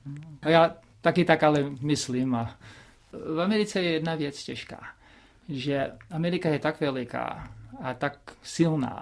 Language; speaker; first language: Czech; early bilingual, heritage; Czech